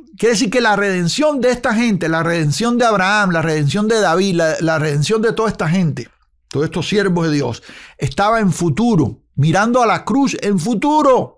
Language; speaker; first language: Spanish; native; Spanish